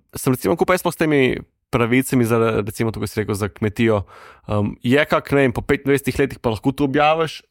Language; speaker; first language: Slovenian; native; Slovenian